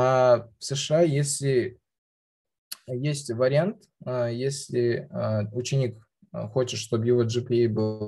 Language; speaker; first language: Russian; non-native, local second language; Kazakh